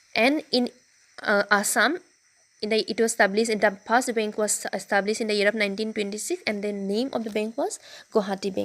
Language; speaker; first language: English; non-native, local second language; Assamese